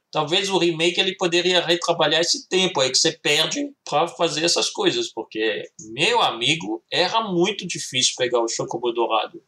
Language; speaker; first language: Portuguese; early bilingual, heritage; Portuguese